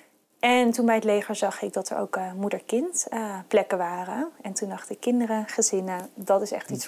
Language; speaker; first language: Dutch; native; Dutch